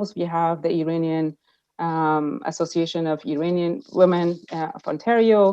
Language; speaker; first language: English; non-native, fluent; Persian